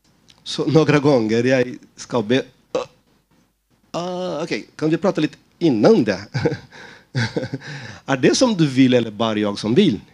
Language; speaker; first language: Swedish; non-native, fluent; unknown